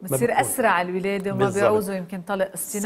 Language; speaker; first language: Arabic; native; Arabic